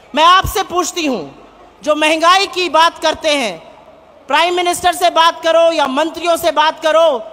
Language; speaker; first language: Hindi; native; Hindi